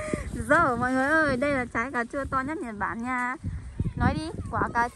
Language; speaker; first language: Vietnamese; native; Vietnamese